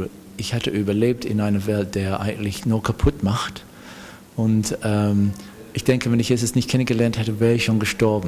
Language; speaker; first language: German; non-native, fluent; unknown